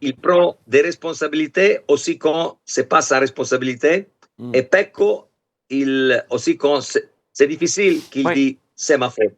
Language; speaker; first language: French; non-native, fluent; Italian